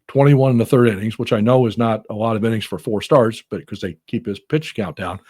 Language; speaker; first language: English; native; English